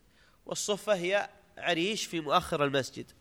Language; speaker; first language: Arabic; native; Arabic